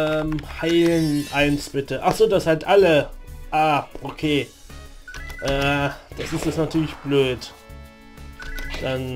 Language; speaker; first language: German; native; German